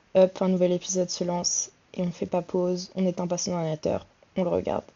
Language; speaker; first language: French; native; French